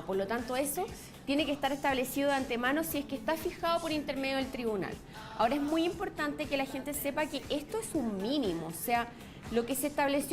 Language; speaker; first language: Spanish; native; Spanish